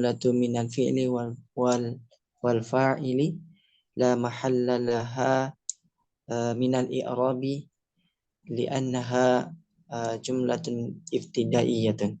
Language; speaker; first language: Arabic; non-native, learner; Indonesian